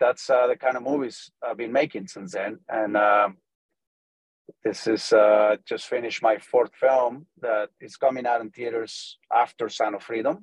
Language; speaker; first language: English; non-native, fluent; Spanish